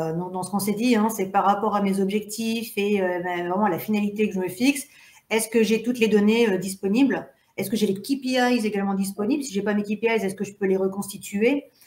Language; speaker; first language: French; native; French